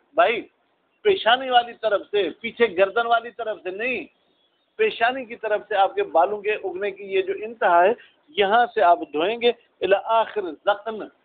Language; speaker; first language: Urdu; non-native, local second language; Sindhi